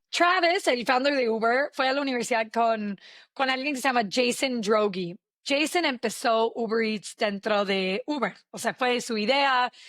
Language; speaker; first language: Spanish; non-native, fluent; English